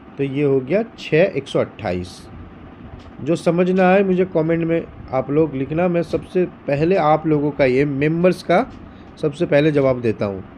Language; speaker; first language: Hindi; native; Hindi